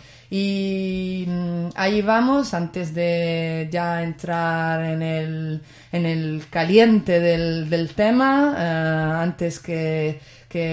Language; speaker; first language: Spanish; native; Spanish